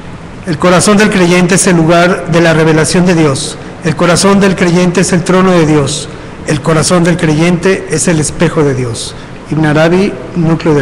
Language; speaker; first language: Spanish; native; Spanish